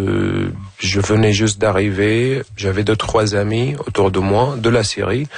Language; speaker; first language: French; non-native, fluent; Arabic